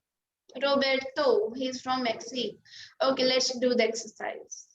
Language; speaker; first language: English; non-native, local second language; Hindi